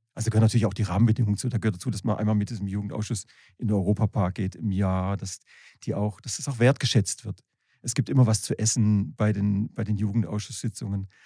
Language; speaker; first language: German; native; German